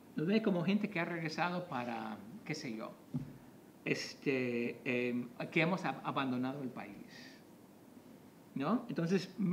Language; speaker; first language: Spanish; native; Spanish